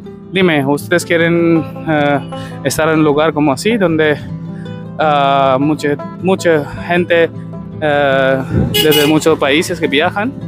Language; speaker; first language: Spanish; non-native, learner; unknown